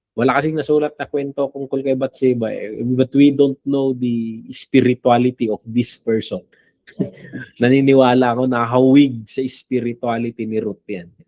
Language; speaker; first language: Filipino; non-native, local second language; Iloko